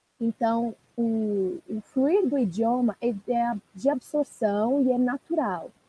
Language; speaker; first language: Portuguese; non-native, fluent; Italian